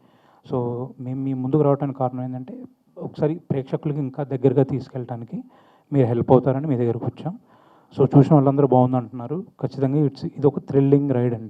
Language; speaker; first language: Telugu; native; Telugu